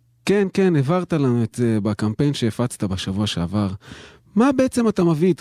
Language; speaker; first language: Hebrew; native; Hebrew